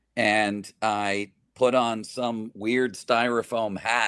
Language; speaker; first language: English; native; English